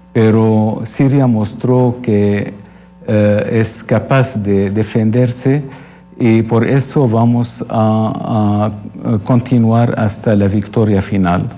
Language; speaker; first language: Spanish; non-native, fluent; Arabic